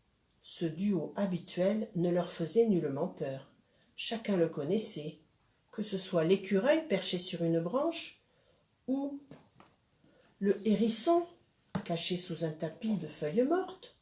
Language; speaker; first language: French; native; French